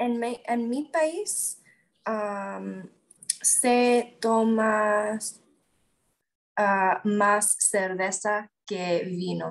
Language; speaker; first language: Spanish; non-native, learner; English